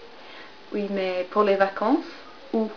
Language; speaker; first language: French; non-native, fluent; English